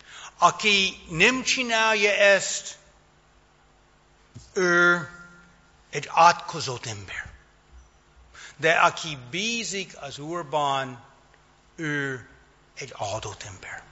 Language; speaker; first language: Hungarian; non-native, fluent; English